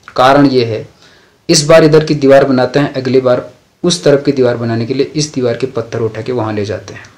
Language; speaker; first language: Hindi; native; Hindi